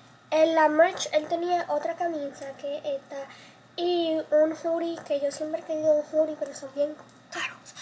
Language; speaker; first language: Spanish; early bilingual, heritage; Spanish